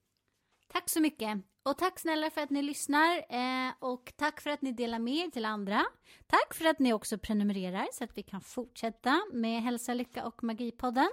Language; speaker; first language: Swedish; native; Swedish